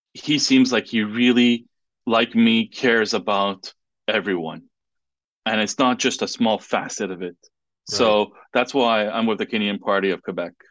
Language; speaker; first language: English; non-native, fluent; French